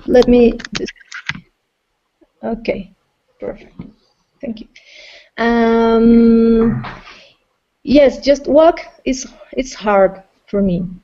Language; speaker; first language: English; non-native, fluent; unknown